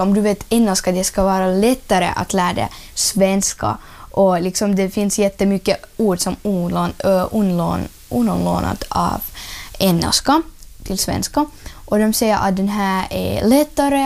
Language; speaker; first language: Swedish; early bilingual, other home language; Russian